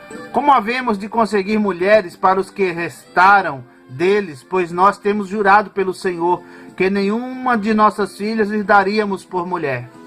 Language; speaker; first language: Portuguese; native; Portuguese